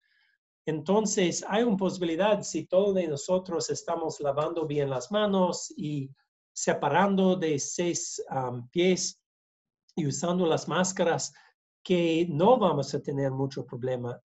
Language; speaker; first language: Spanish; non-native, learner; English